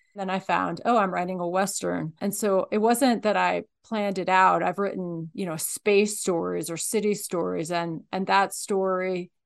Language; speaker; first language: English; native; English